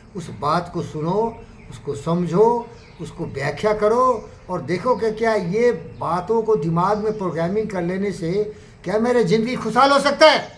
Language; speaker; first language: Hindi; native; Hindi